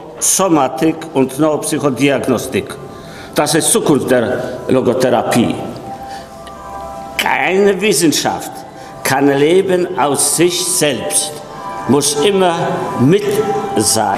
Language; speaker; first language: German; non-native, fluent; Polish